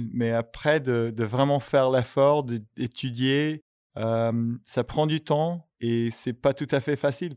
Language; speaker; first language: French; non-native, fluent; English